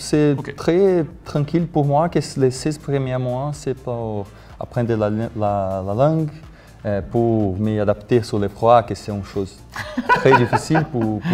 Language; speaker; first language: French; non-native, learner; Portuguese